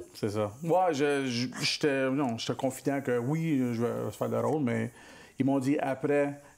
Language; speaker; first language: French; native; French